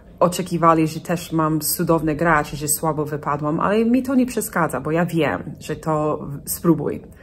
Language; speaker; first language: Polish; non-native, fluent; English